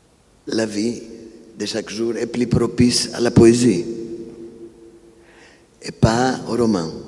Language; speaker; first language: French; non-native, fluent; Greek